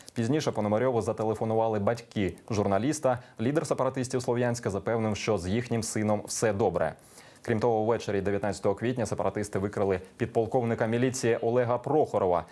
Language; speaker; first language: Ukrainian; native; Ukrainian